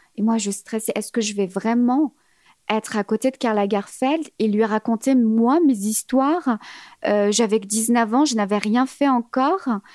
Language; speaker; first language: French; early bilingual, other home language; Arabic